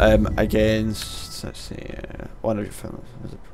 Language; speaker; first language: English; native; English